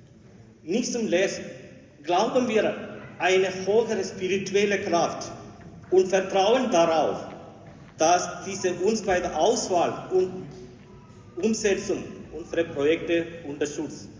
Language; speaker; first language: German; non-native, fluent; Malayalam